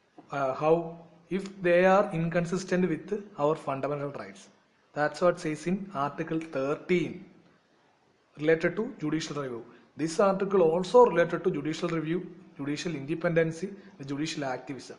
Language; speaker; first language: English; non-native, local second language; Malayalam